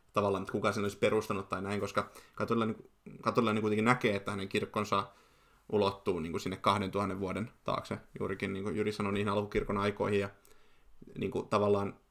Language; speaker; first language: Finnish; native; Finnish